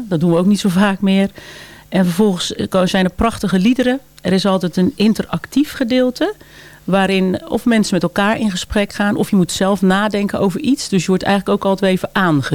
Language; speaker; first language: Dutch; native; Dutch